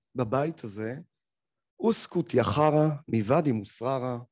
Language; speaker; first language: Hebrew; early bilingual, other home language; Arabic